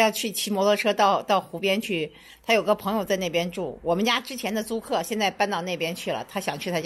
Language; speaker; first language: Chinese; native; Chinese